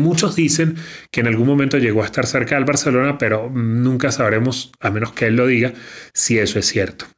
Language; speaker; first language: Spanish; native; Spanish